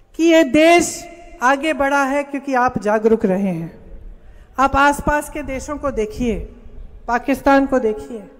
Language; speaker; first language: Hindi; native; Hindi